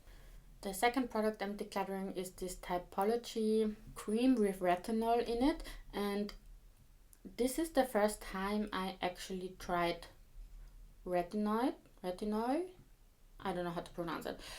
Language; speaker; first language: English; non-native, fluent; German